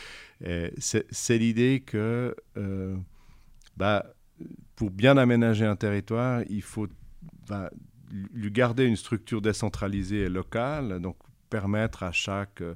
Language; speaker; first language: French; native; French